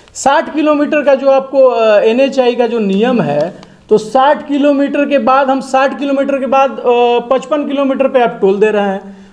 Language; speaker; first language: Hindi; native; Hindi